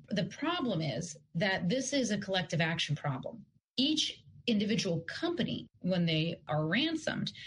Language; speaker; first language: English; non-native, fluent; Russian